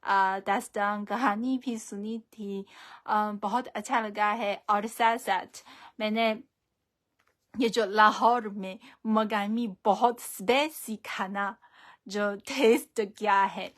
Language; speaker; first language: Hindi; non-native, fluent; Chinese